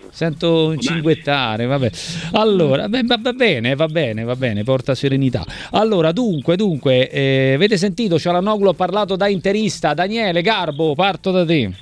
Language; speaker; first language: Italian; native; Italian